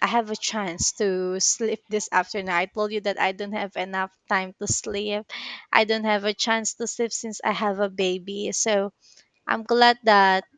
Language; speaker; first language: English; non-native, local second language; Filipino